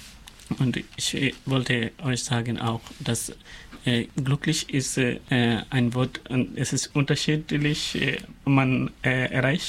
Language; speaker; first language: German; non-native, learner; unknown